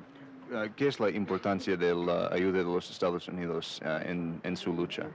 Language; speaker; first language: Spanish; non-native, fluent; English